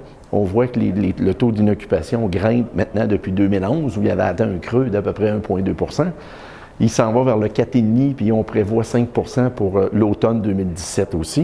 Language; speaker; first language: French; native; French